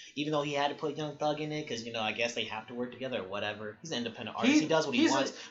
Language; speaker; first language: English; native; English